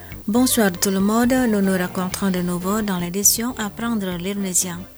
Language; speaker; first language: French; non-native, fluent; Indonesian